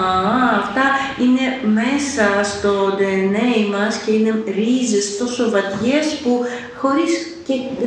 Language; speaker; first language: Greek; non-native, fluent; Ukrainian